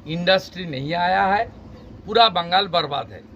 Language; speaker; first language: Hindi; non-native, local second language; Bangla